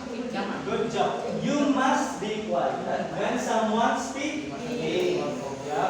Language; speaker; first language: English; non-native, learner; Indonesian